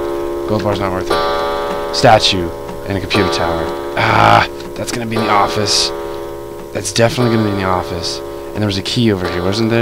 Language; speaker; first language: English; native; English